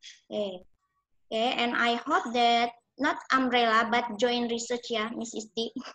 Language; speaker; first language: English; non-native, fluent; Indonesian